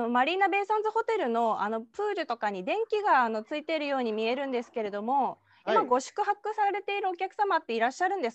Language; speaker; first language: Japanese; native; Japanese